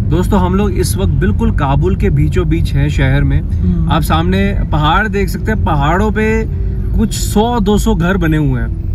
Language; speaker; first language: Hindi; native; Hindi